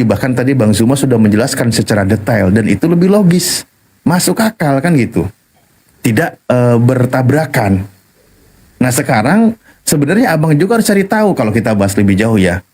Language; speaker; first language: Indonesian; native; Indonesian